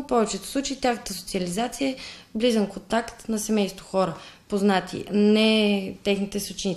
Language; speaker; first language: Bulgarian; native; Bulgarian